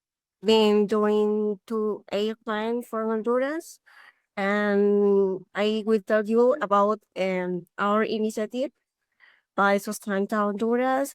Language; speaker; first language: English; non-native, learner; Spanish